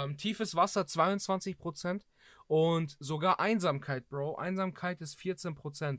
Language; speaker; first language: German; early bilingual, other home language; Greek